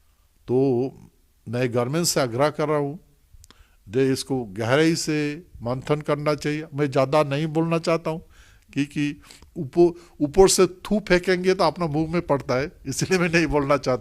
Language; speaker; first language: Hindi; non-native, local second language; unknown